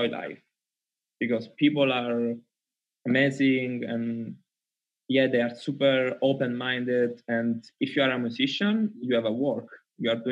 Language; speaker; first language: English; non-native, learner; Italian